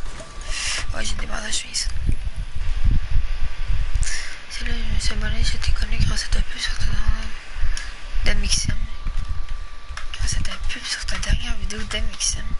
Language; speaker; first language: French; native; French